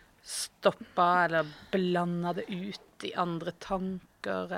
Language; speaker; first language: Norwegian; native; Norwegian